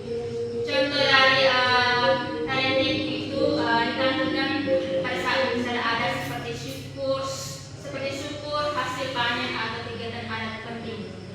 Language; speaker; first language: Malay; non-native, local second language; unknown